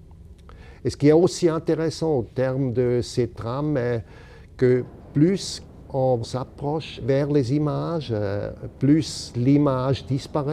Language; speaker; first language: French; non-native, fluent; German